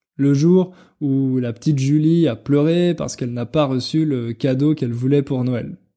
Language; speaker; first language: French; native; French